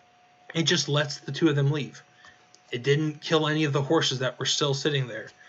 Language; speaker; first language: English; native; English